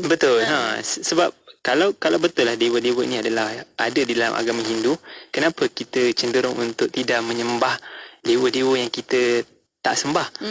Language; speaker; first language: Malay; non-native, local second language; Tamil